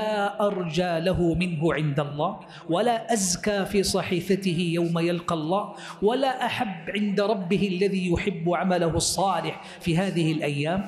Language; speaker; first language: Arabic; native; Arabic